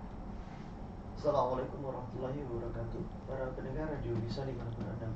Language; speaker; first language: Indonesian; native; Indonesian